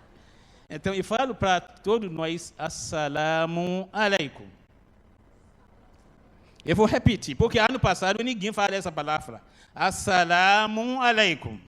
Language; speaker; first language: Portuguese; non-native, learner; Arabic